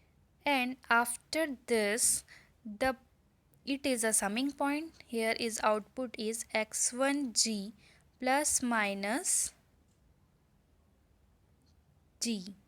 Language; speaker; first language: English; non-native, local second language; Hindi